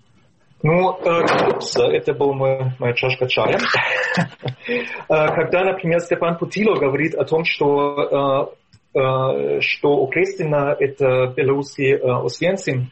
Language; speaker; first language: Russian; non-native, fluent; German